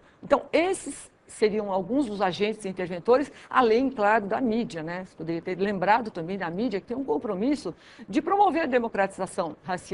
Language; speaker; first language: Portuguese; native; Portuguese